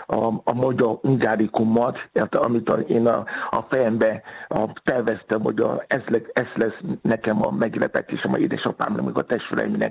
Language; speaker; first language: Hungarian; non-native, fluent; Yoruba